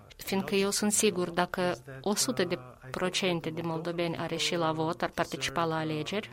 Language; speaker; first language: Romanian; non-native, fluent; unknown